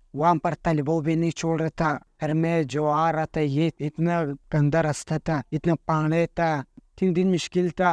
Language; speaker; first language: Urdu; early bilingual, other home language; Pashto